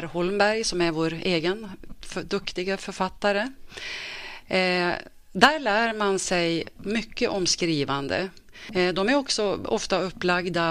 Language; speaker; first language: Swedish; native; Swedish